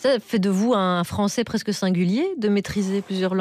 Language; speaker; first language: French; native; French